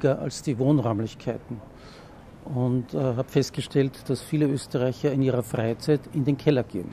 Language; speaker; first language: German; native; German